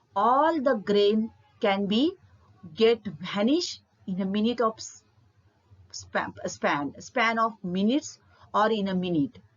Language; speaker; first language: English; non-native, local second language; Marathi